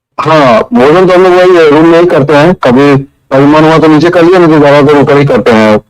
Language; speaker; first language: Hindi; native; Hindi